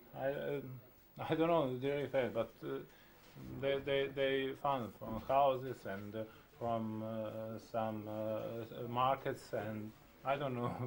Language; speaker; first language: English; non-native, local second language; Croatian